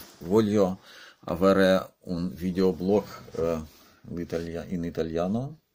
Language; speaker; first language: Italian; non-native, learner; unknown